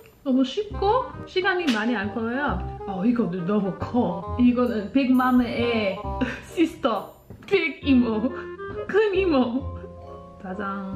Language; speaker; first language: Korean; non-native, learner; English